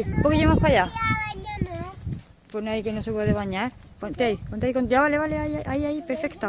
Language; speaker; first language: Spanish; native; Spanish